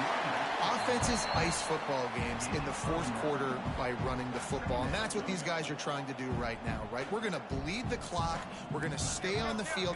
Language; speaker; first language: English; native; English